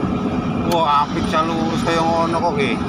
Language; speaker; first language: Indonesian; non-native, local second language; Javanese